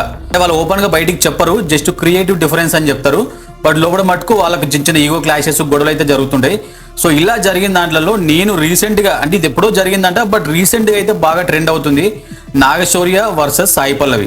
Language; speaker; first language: Telugu; native; Telugu